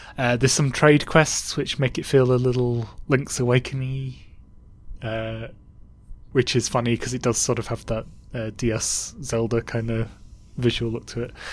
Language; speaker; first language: English; native; English